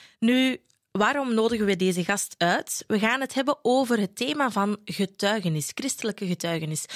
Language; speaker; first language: Dutch; native; Dutch